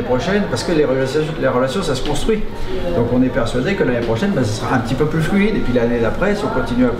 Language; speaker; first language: French; native; French